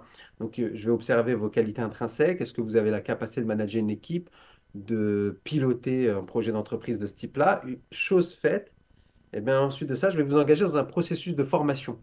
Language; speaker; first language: French; native; French